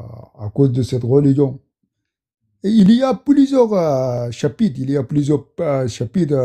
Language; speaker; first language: French; non-native, learner; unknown